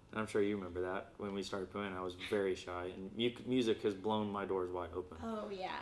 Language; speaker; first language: English; native; English